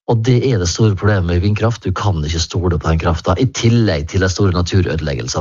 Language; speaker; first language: Norwegian; native; Norwegian